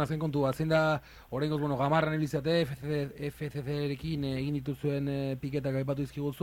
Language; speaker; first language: Basque; native; Basque